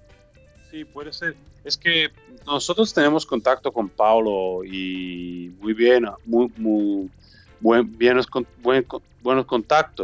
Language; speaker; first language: Spanish; non-native, learner; Italian